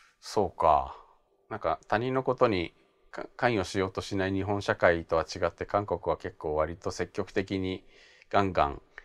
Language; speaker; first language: Japanese; native; Japanese